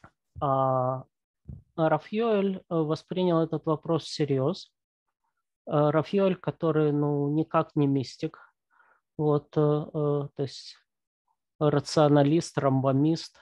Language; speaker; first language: Russian; native; Russian